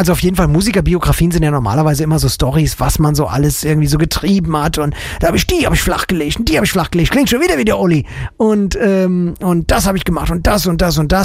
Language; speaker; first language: German; native; German